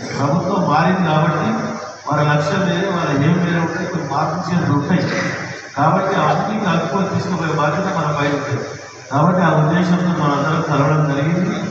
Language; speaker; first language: Telugu; native; Telugu